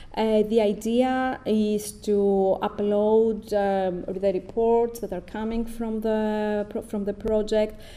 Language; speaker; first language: English; non-native, fluent; Greek